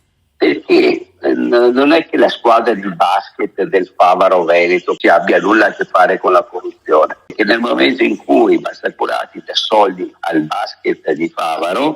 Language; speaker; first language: Italian; native; Italian